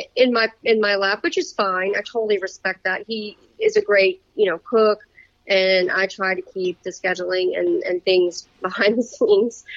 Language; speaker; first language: English; native; English